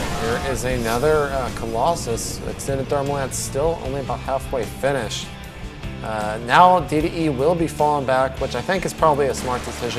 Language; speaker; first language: English; native; English